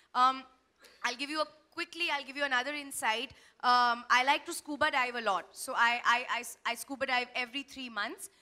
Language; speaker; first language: English; non-native, local second language; Hindi